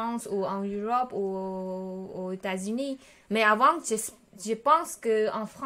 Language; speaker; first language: French; non-native, learner; Khmer